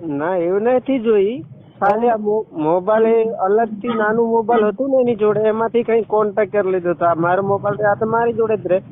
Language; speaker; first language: Gujarati; non-native, local second language; Rathawi